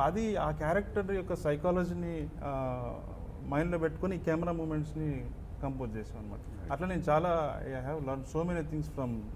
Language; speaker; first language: Telugu; native; Telugu